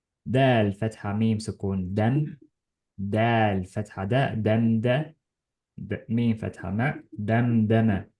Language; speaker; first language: Arabic; non-native, fluent; Estonian